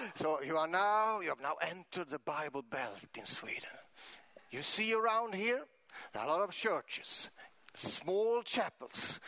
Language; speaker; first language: English; non-native, fluent; Swedish